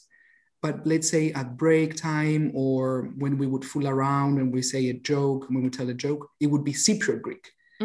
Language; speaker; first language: English; non-native, fluent; Greek